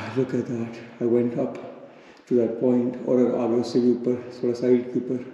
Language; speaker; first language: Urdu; non-native, local second language; Punjabi